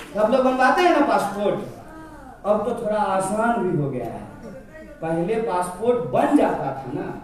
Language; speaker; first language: Hindi; native; Hindi